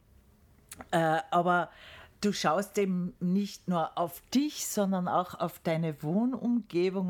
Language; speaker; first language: German; native; German